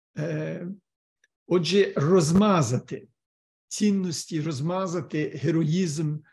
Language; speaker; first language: Ukrainian; early bilingual, heritage; Ukrainian